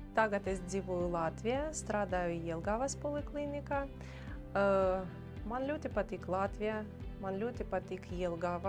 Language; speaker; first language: Latvian; non-native, learner; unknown